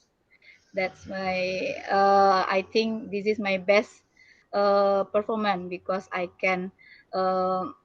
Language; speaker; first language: English; non-native, learner; Indonesian